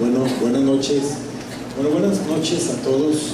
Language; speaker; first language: Spanish; native; Spanish